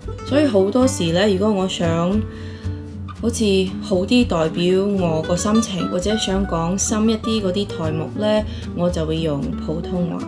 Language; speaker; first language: Cantonese; early bilingual, heritage; Cantonese